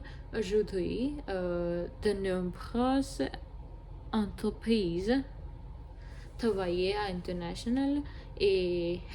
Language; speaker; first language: French; non-native, learner; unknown